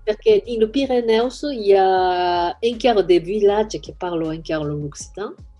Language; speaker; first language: French; non-native, fluent; Japanese